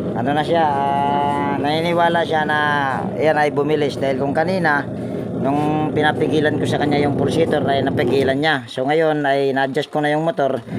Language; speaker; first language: Filipino; non-native, local second language; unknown